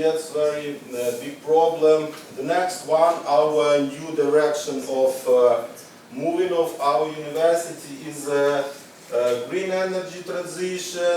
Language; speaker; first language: English; non-native, learner; Ukrainian